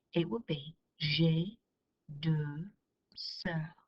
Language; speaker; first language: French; non-native, fluent; English